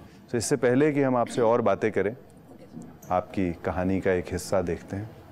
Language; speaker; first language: Hindi; native; Hindi